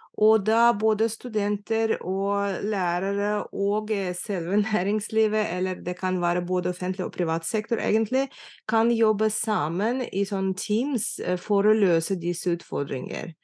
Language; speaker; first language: Norwegian; non-native, fluent; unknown